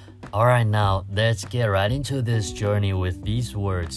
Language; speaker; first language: English; non-native, fluent; Chinese